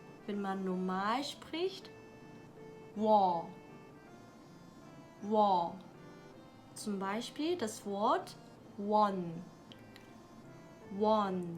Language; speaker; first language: German; non-native, learner; Korean